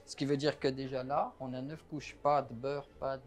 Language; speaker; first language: French; native; French